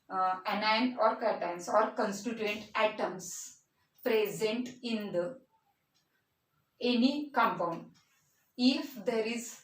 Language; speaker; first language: English; non-native, local second language; Marathi